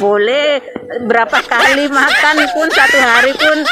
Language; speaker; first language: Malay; non-native, local second language; Javanese